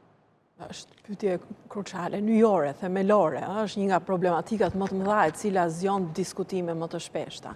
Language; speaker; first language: Albanian; native; Albanian